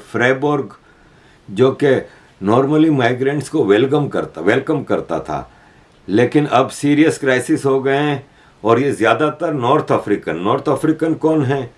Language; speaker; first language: Urdu; native; Urdu